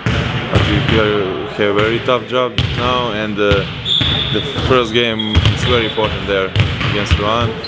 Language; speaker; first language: English; non-native, learner; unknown